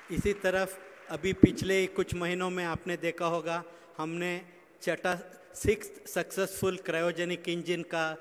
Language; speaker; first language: Hindi; non-native, local second language; Kannada